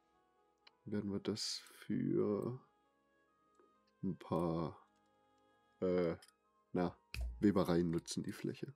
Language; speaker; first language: German; native; German